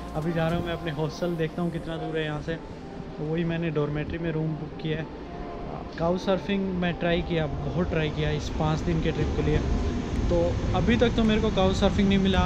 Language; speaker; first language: Hindi; native; Hindi